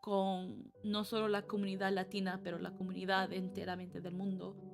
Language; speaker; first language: Spanish; early bilingual, heritage; Spanish